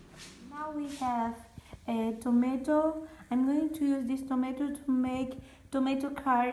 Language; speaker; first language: English; non-native, learner; Portuguese